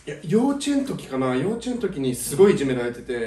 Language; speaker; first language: Japanese; early bilingual, heritage; Japanese